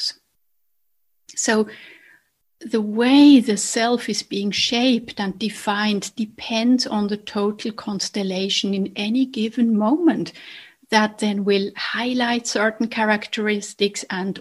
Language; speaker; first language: English; non-native, fluent; German